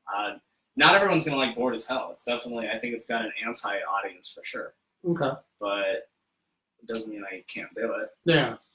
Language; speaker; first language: English; native; English